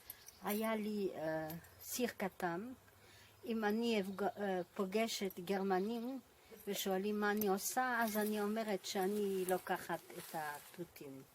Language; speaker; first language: Hebrew; non-native, fluent; French